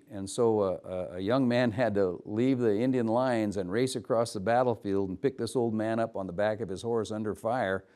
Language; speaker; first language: English; native; English